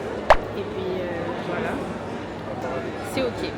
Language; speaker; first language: French; native; French